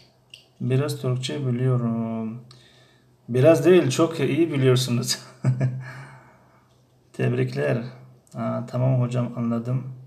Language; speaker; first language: Turkish; non-native, learner; Tajik